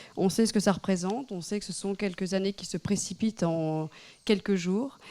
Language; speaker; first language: French; native; French